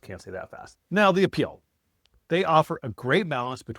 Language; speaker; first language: English; native; English